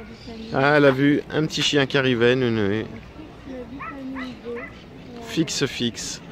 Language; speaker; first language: French; native; French